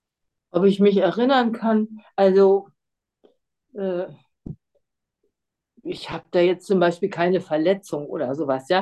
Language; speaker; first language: German; native; German